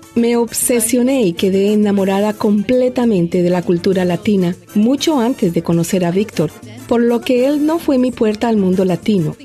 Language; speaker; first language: Spanish; non-native, fluent; English